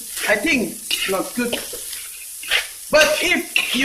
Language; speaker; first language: English; non-native, learner; Indonesian